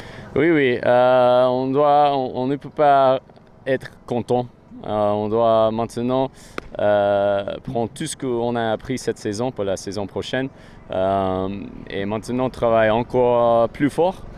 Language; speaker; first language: French; non-native, fluent; English